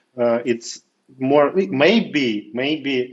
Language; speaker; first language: English; non-native, fluent; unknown